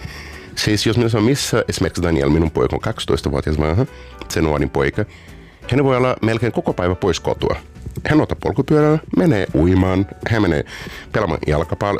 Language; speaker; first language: Finnish; non-native, fluent; Portuguese